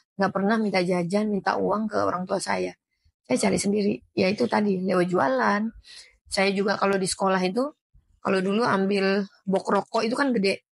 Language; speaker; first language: Indonesian; native; Indonesian